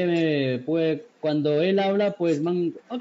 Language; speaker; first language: Spanish; native; Spanish